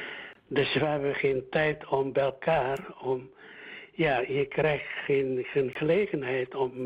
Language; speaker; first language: Dutch; early bilingual, other home language; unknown